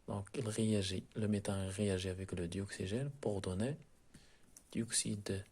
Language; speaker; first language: French; non-native, local second language; Arabic